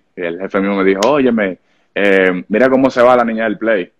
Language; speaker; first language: Spanish; native; Spanish